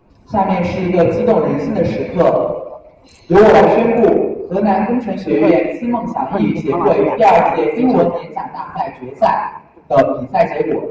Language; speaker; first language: Chinese; native; Chinese